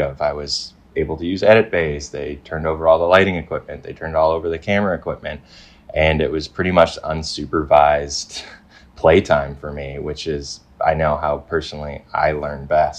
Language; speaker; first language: English; native; English